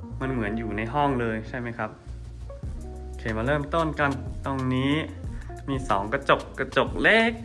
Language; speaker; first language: Thai; non-native, fluent; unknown